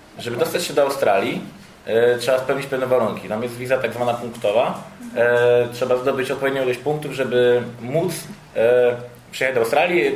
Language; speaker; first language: Polish; native; Polish